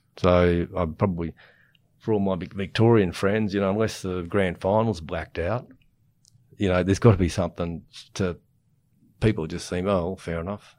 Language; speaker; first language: English; native; English